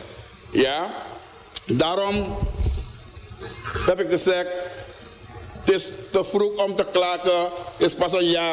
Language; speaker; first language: Dutch; non-native, local second language; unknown